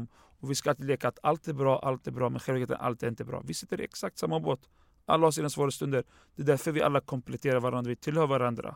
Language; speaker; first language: Swedish; non-native, fluent; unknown